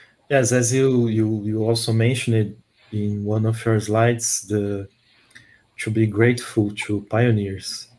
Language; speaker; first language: English; non-native, fluent; Portuguese